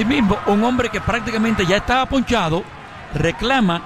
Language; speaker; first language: Spanish; native; Spanish